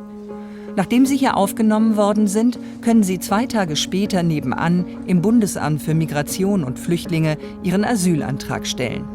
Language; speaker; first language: German; native; German